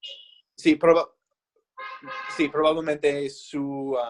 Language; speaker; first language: Spanish; non-native, fluent; English